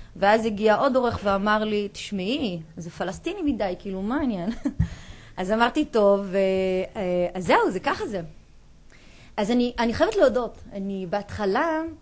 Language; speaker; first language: Hebrew; non-native, local second language; Arabic